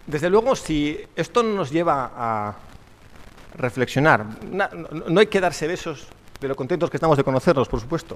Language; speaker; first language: Spanish; native; Spanish